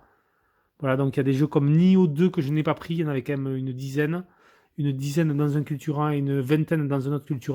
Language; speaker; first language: French; native; French